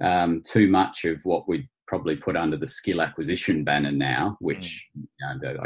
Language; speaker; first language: English; native; English